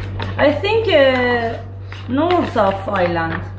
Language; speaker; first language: English; non-native, learner; Persian